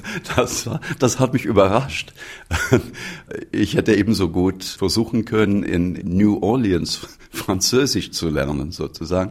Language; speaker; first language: German; non-native, fluent; English